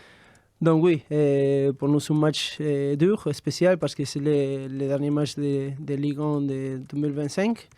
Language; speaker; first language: French; non-native, fluent; Spanish